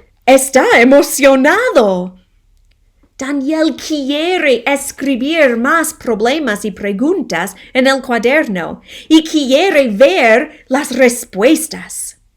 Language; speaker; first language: Spanish; non-native, fluent; English